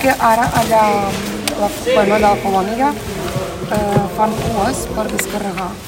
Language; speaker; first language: Catalan; non-native, learner; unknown